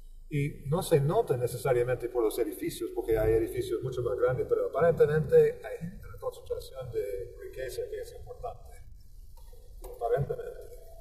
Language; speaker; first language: Spanish; non-native, fluent; English